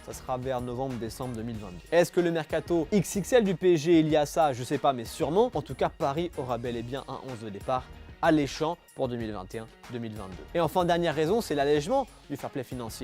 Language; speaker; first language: French; native; French